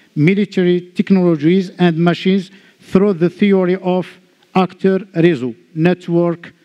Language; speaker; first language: English; non-native, learner; Arabic